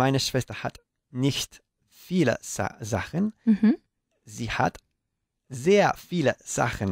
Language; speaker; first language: German; non-native, learner; Spanish